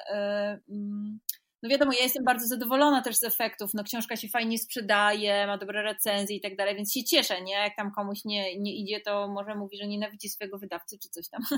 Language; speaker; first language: Polish; native; Polish